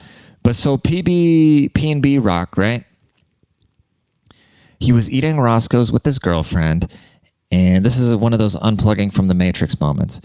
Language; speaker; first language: English; native; English